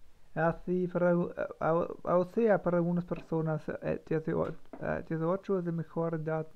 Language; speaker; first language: Spanish; non-native, learner; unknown